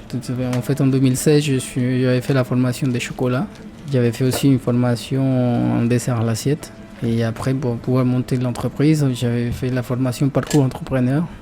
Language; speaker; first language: French; non-native, fluent; Spanish